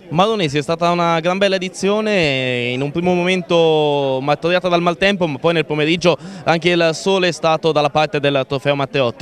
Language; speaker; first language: Italian; native; Italian